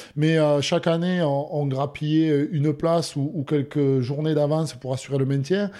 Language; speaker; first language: French; native; French